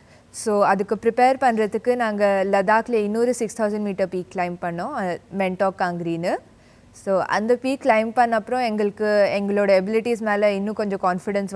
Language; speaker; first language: Tamil; early bilingual, heritage; Tamil